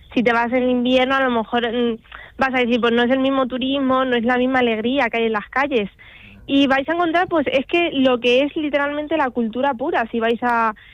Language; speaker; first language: Spanish; early bilingual, other home language; Arabic